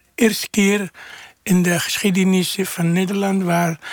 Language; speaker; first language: Dutch; non-native, fluent; Arabic